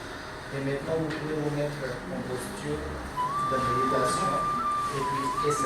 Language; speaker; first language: French; non-native, learner; Hindi